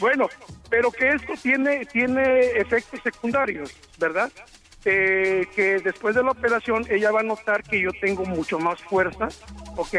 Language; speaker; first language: Spanish; native; Spanish